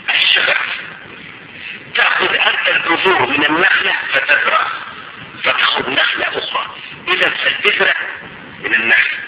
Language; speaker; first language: Arabic; native; Arabic